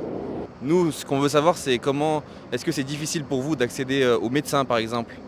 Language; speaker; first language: French; native; French